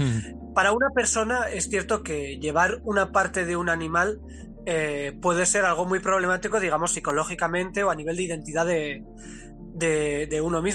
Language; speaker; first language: Spanish; native; Spanish